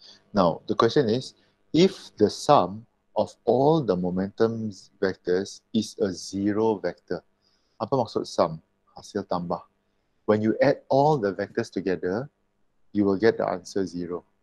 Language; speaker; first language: English; non-native, local second language; Malay